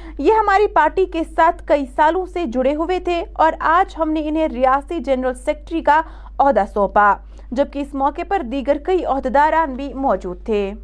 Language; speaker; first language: Urdu; non-native, local second language; Kashmiri